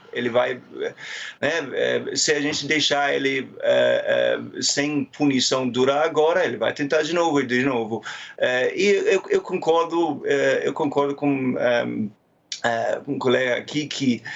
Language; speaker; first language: Portuguese; non-native, fluent; German